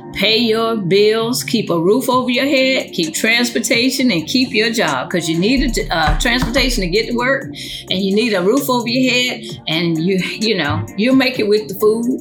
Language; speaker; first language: English; native; English